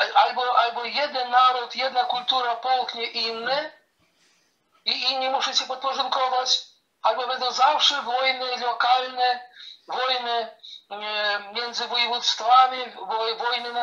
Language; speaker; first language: Polish; early bilingual, heritage; Polish